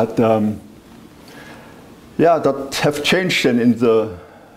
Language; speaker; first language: English; non-native, fluent; German